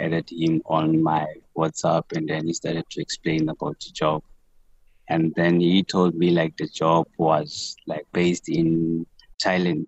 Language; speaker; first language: English; non-native, local second language; Southern Sotho